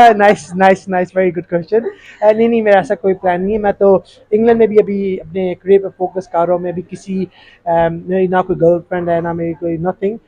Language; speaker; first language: Hindi; early bilingual, heritage; Urdu